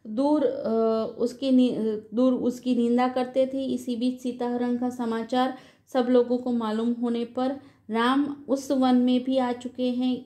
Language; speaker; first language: Hindi; non-native, local second language; Gujarati